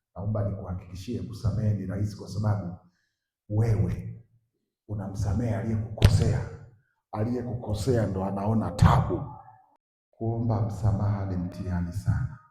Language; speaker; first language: Swahili; native; Swahili